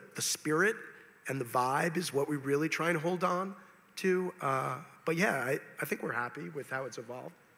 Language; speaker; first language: English; native; English